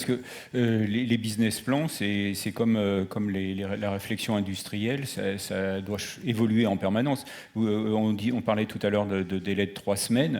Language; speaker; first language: French; native; French